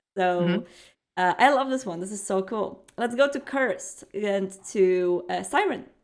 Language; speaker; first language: English; non-native, fluent; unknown